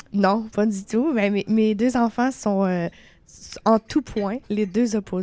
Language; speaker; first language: French; native; French